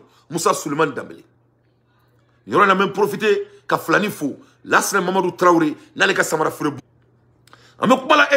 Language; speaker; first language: French; non-native, local second language; Bambara